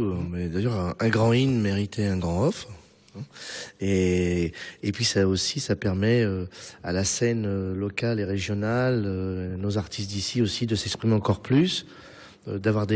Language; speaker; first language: French; native; French